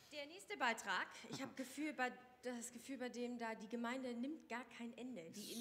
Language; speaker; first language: German; native; German